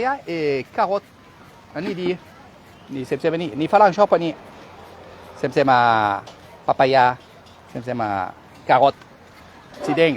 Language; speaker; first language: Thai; non-native, learner; French